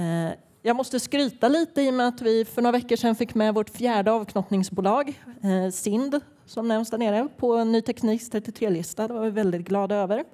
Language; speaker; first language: Swedish; native; Swedish